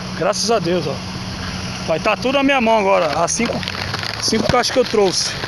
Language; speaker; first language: Portuguese; native; Portuguese